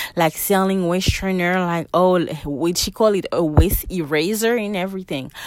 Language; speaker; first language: English; non-native, fluent; Haitian Creole